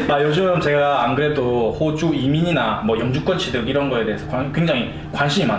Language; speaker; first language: Korean; native; Korean